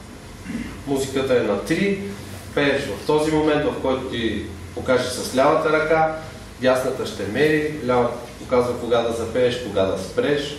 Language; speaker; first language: Bulgarian; native; Bulgarian